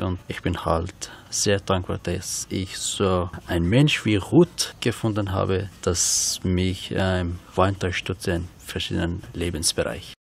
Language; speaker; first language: German; non-native, learner; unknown